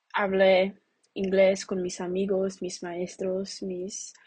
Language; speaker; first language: Spanish; early bilingual, heritage; Spanish